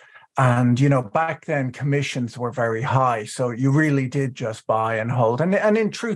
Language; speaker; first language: English; native; English